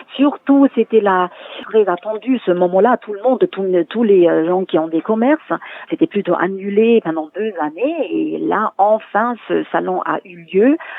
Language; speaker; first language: French; non-native, fluent; German